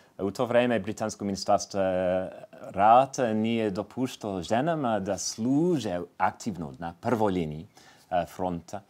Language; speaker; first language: Serbian; non-native, fluent; English